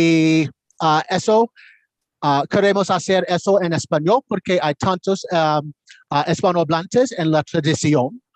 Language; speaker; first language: Spanish; non-native, learner; English